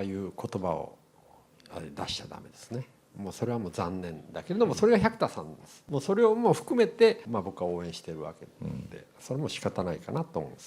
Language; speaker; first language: Japanese; native; Japanese